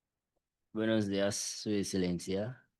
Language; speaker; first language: Spanish; non-native, learner; English